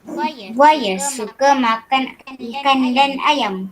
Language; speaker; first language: Malay; native; Malay